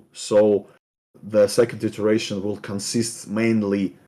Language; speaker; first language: English; non-native, fluent; Russian